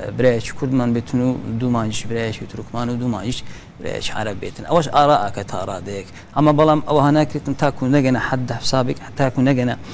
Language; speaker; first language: Central Kurdish; non-native, local second language; Azerbaijani